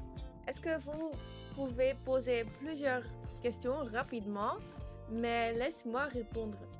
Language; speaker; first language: French; non-native, learner; English